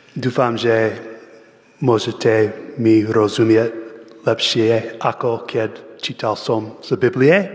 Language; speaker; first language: Slovak; non-native, learner; English